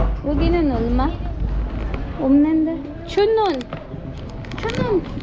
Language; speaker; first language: Korean; non-native, fluent; Filipino